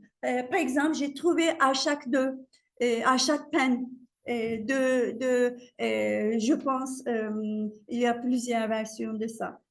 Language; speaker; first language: French; non-native, fluent; Turkish